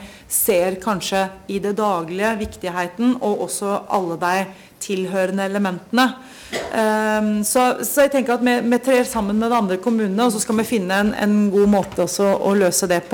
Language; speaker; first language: Norwegian; native; Norwegian